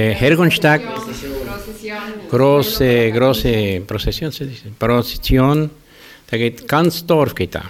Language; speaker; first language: German; early bilingual, heritage; German